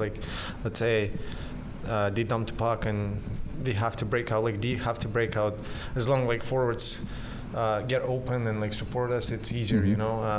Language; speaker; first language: English; non-native, fluent; Russian